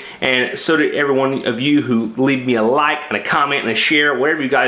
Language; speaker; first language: English; native; English